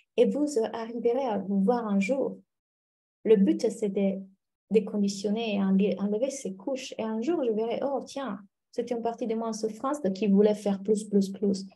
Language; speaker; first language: French; non-native, fluent; Italian